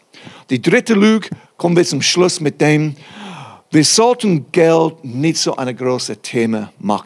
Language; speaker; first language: German; non-native, fluent; English